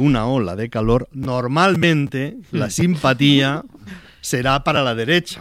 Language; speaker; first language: Spanish; native; Spanish